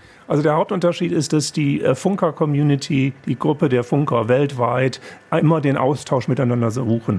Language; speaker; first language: German; native; German